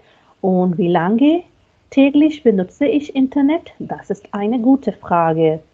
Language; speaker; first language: German; non-native, fluent; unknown